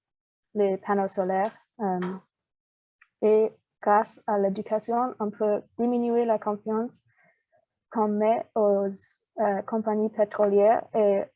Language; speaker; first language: French; non-native, learner; English